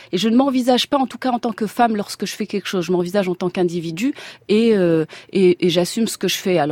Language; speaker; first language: French; non-native, local second language; Arabic